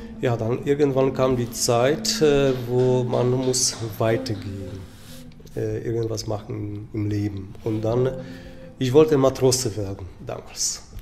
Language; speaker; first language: German; non-native, fluent; Polish